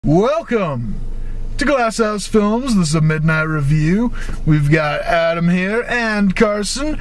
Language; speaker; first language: English; native; English